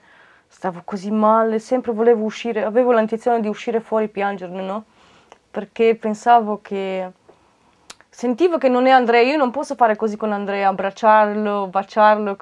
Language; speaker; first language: Italian; non-native, fluent; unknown